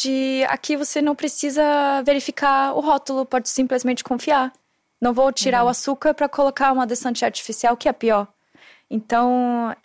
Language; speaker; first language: Portuguese; non-native, fluent; German